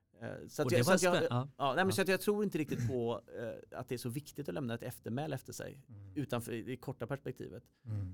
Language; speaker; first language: Swedish; native; Swedish